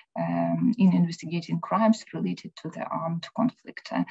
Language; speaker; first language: English; non-native, learner; Ukrainian